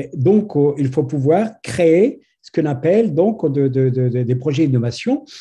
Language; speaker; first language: French; non-native, fluent; Spanish